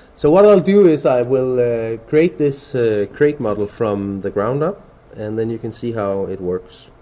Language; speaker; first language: English; non-native, fluent; Danish